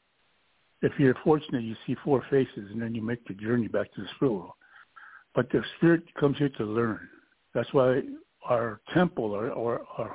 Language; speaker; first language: English; early bilingual, other home language; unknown